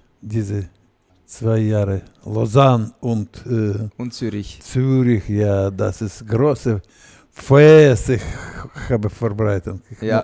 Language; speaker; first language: German; non-native, learner; Russian